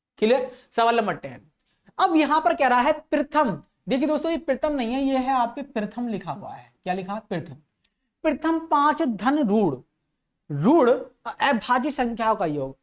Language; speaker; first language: Hindi; native; Hindi